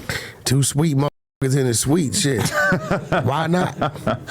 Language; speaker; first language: English; native; English